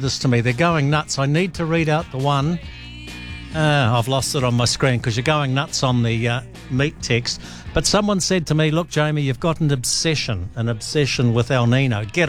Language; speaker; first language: English; native; English